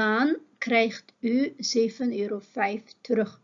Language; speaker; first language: Dutch; non-native, fluent; Uyghur